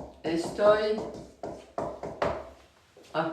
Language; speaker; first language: Spanish; non-native, learner; French